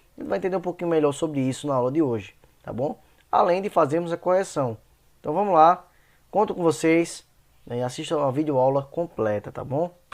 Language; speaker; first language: Portuguese; native; Portuguese